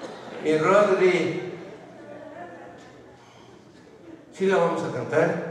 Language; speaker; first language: Spanish; native; Spanish